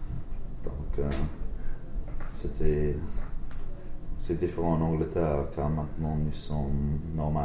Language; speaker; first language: French; non-native, learner; English